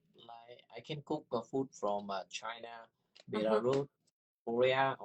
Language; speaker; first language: English; non-native, learner; Vietnamese